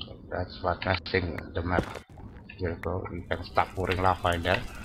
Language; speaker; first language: English; non-native, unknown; Indonesian